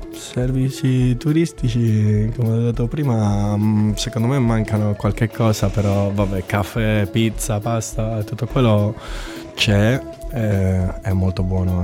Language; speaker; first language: Italian; non-native, learner; Spanish